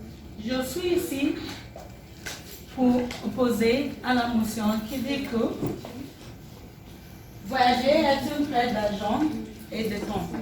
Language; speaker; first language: French; non-native, learner; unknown